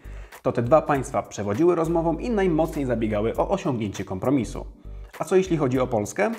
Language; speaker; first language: Polish; native; Polish